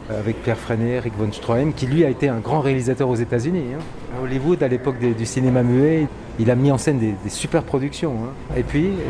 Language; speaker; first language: French; native; French